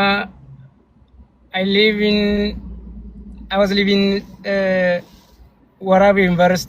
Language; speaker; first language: English; non-native, learner; Amharic